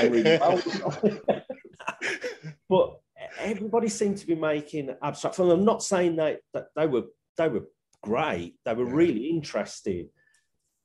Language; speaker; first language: English; native; English